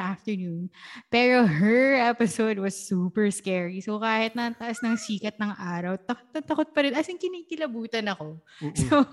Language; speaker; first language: English; non-native, local second language; Filipino